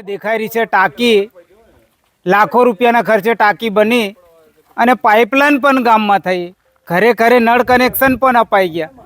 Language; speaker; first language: Gujarati; native; Gujarati